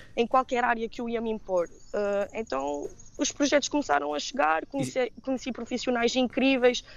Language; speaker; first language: Portuguese; early bilingual, heritage; Portuguese